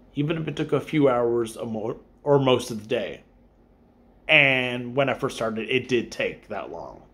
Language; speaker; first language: English; native; English